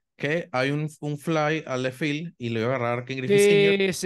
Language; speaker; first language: Spanish; native; Spanish